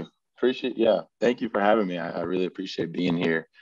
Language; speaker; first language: English; native; English